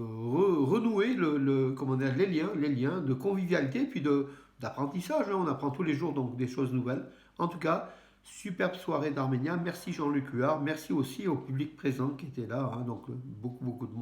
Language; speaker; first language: French; native; French